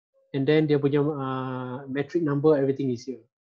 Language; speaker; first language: English; non-native, local second language; Malay